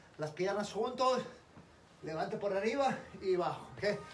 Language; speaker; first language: Spanish; non-native, learner; English